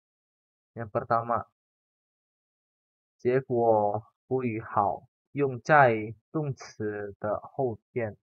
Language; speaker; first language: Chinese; non-native, fluent; Indonesian